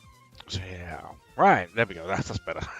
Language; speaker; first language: English; native; English